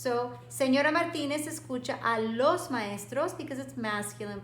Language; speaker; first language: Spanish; non-native, fluent; English